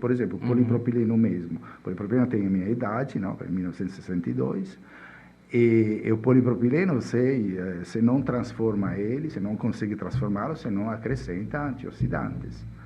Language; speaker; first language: Portuguese; non-native, fluent; Italian